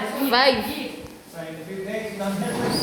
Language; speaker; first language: English; non-native, learner; Spanish